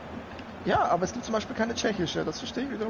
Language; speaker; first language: German; native; German